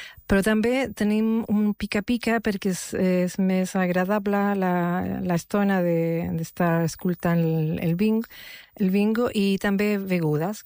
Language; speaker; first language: Catalan; non-native, local second language; Spanish